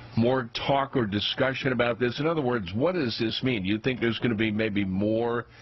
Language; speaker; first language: English; native; English